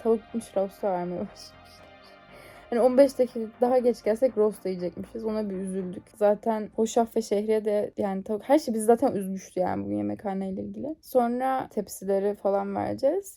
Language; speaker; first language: Turkish; native; Turkish